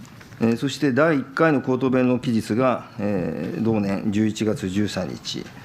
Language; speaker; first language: Japanese; native; Japanese